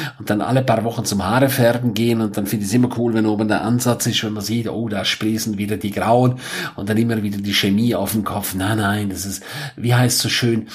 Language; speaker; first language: German; non-native, local second language; Romansh